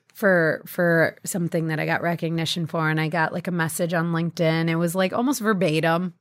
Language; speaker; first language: English; early bilingual, other home language; Hindi